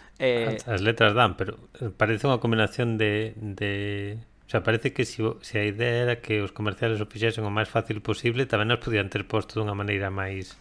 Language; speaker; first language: Galician; non-native, local second language; Spanish